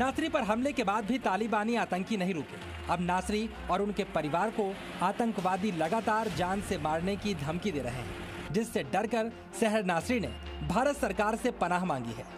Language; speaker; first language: Hindi; native; Hindi